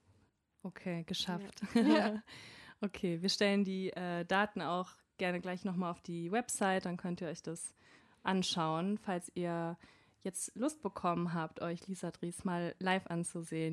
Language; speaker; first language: German; native; German